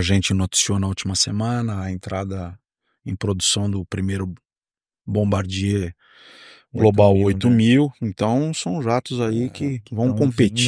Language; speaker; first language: Portuguese; native; Portuguese